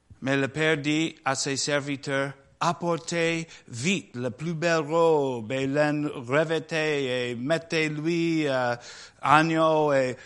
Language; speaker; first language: French; non-native, learner; English